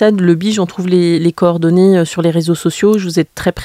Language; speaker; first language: French; native; French